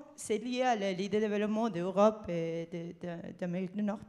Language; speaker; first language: French; non-native, fluent; Spanish